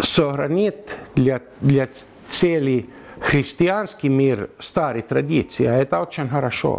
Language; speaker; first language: Russian; non-native, learner; Finnish